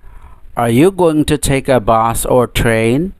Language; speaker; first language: English; non-native, fluent; Indonesian